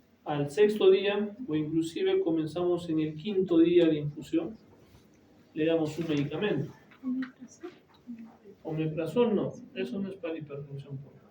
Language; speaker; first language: Spanish; native; Spanish